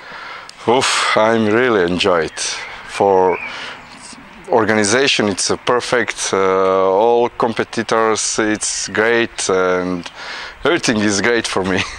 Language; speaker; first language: English; non-native, learner; Croatian